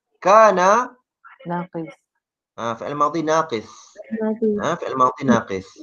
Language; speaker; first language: Arabic; non-native, fluent; Malay